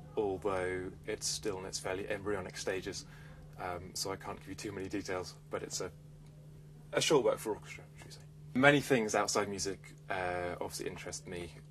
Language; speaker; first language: English; native; English